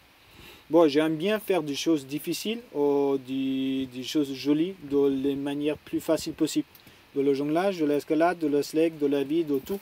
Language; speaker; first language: French; non-native, learner; German